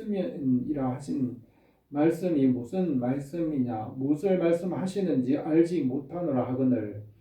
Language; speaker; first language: Korean; native; Korean